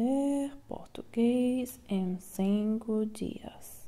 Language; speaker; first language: Portuguese; non-native, learner; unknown